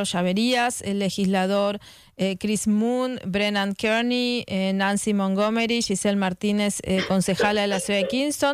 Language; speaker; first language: Spanish; native; Spanish